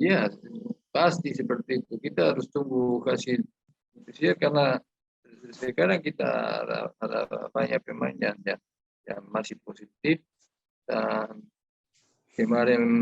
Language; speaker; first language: Indonesian; non-native, fluent; Spanish